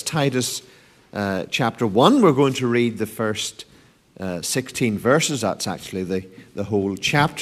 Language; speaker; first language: English; native; English